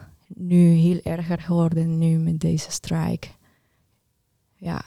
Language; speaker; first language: Dutch; non-native, learner; Spanish